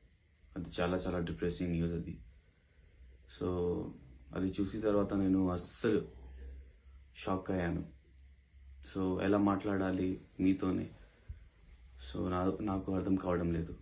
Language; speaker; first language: Telugu; non-native, local second language; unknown